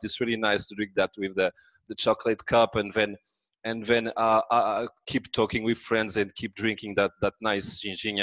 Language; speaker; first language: English; non-native, fluent; French